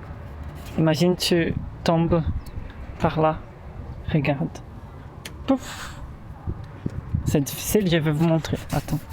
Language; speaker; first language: French; non-native, fluent; Portuguese